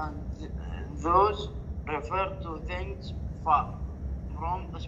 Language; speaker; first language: English; non-native, learner; Arabic